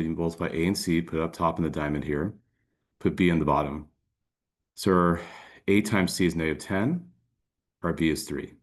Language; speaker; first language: English; native; English